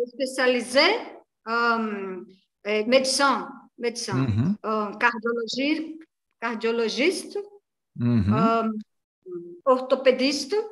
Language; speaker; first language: French; non-native, learner; Portuguese